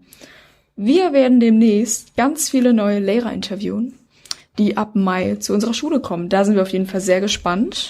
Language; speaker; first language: German; native; German